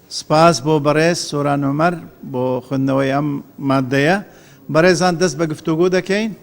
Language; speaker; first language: Central Kurdish; non-native, local second language; Kurdish